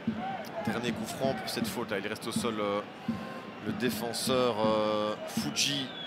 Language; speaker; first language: French; native; French